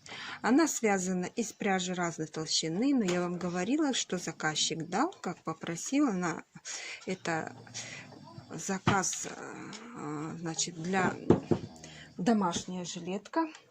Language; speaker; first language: Russian; native; Russian